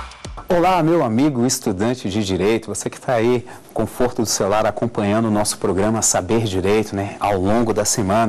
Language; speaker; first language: Portuguese; native; Portuguese